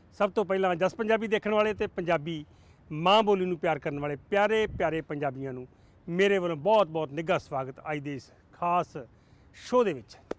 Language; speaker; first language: Punjabi; native; Punjabi